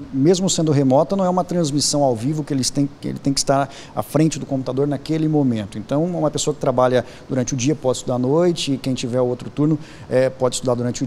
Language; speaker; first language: Portuguese; native; Portuguese